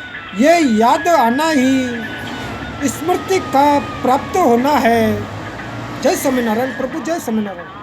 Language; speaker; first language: Hindi; native; Hindi